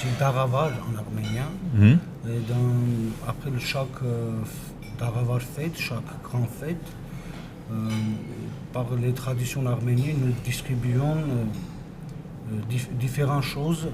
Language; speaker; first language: French; non-native, fluent; Armenian